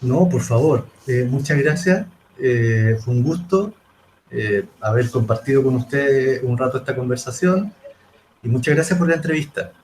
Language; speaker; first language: Spanish; native; Spanish